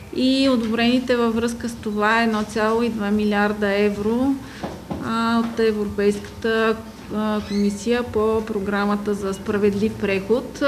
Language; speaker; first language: Bulgarian; native; Bulgarian